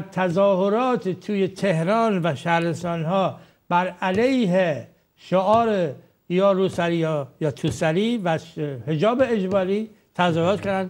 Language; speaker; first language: Persian; native; Persian